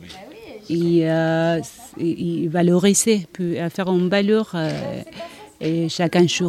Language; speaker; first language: French; non-native, learner; Spanish